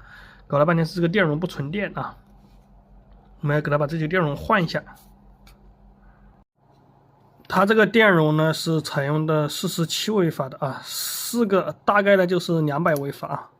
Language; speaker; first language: Chinese; native; Chinese